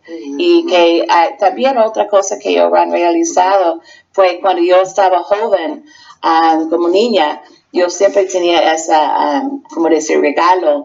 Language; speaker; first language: Spanish; non-native, fluent; English